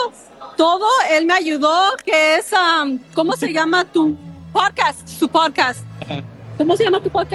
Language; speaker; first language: Spanish; early bilingual, heritage; Spanish